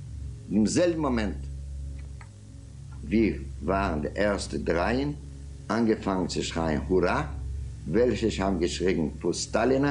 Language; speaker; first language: German; non-native, learner; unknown